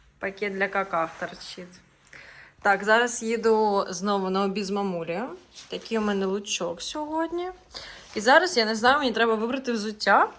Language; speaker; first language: Ukrainian; non-native, local second language; Russian